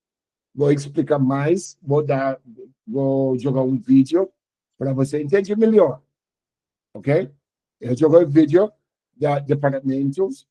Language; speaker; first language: Portuguese; non-native, learner; English